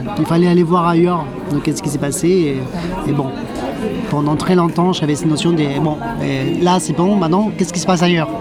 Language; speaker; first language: French; non-native, fluent; Spanish